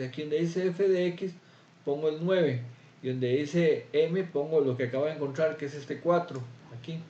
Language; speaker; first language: Spanish; native; Spanish